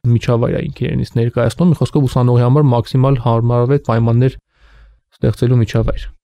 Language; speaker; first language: Armenian; native; Armenian